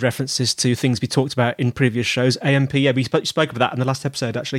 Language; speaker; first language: English; native; English